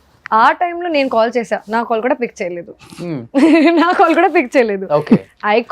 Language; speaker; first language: Telugu; non-native, fluent; Hindi